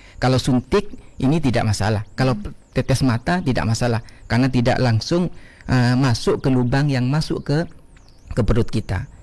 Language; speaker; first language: Indonesian; non-native, local second language; Madurese